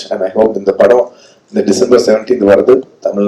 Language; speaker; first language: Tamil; non-native, local second language; Telugu